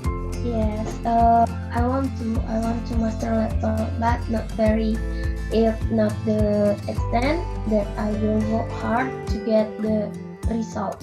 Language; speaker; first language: English; non-native, learner; Indonesian